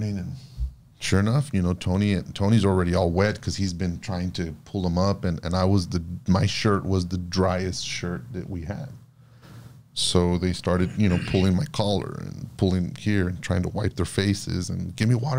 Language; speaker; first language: English; early bilingual, other home language; Spanish